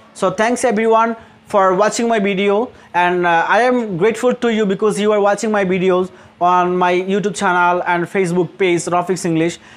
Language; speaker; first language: English; non-native, local second language; Bangla